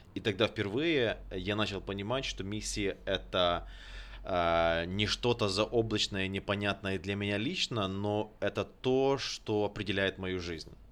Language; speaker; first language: Russian; native; Russian